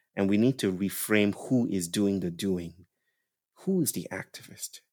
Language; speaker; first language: English; non-native, local second language; Yoruba